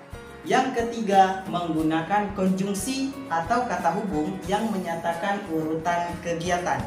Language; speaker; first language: Indonesian; native; Indonesian